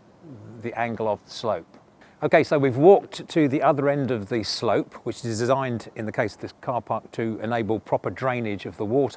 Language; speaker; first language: English; native; English